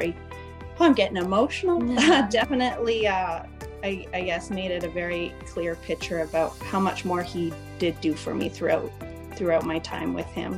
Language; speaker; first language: English; native; English